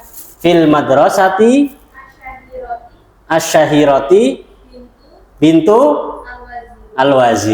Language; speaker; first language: Arabic; non-native, fluent; Indonesian